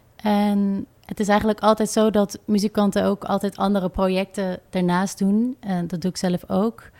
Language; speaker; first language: Dutch; native; Dutch